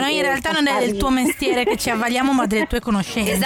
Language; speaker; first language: Italian; native; Italian